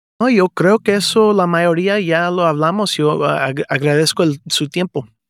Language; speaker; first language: Spanish; early bilingual, heritage; Spanish